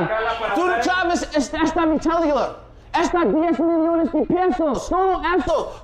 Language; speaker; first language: Spanish; non-native, learner; English